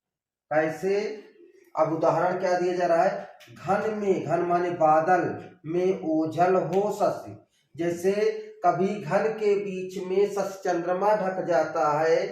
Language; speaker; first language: Hindi; native; Hindi